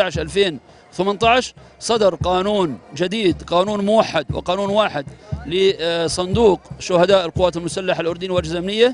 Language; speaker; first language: Arabic; native; Arabic